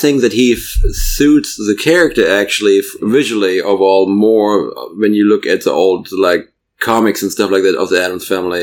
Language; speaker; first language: English; non-native, fluent; German